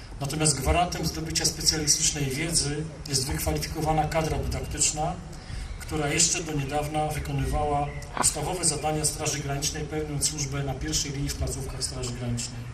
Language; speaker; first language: Polish; native; Polish